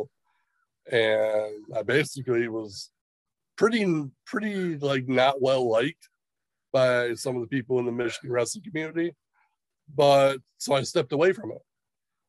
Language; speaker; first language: English; native; English